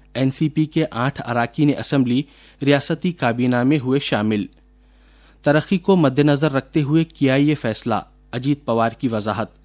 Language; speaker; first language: Urdu; native; Urdu